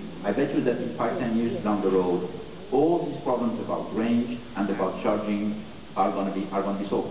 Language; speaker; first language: English; non-native, fluent; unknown